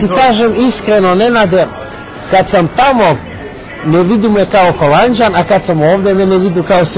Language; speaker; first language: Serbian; early bilingual, heritage; Serbian